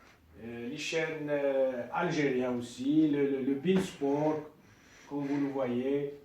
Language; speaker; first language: French; non-native, local second language; Arabic